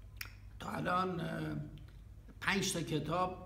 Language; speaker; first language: Persian; native; Persian